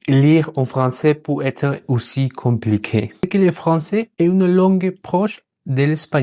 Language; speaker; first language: French; non-native, learner; Spanish